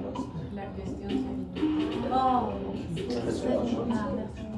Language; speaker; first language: French; non-native, learner; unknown